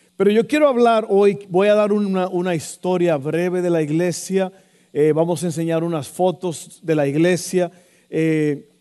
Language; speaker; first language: Spanish; native; Spanish